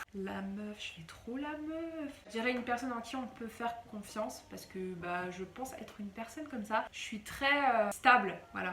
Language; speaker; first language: French; native; French